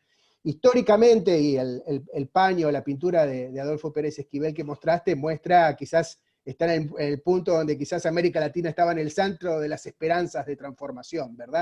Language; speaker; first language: Spanish; native; Spanish